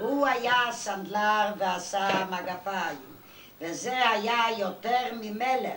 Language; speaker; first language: Hebrew; non-native, fluent; Yiddish